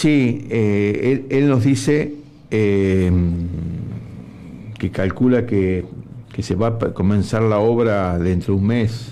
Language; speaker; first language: Spanish; native; Spanish